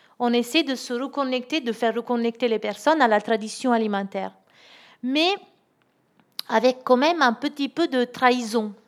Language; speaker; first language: French; non-native, fluent; Italian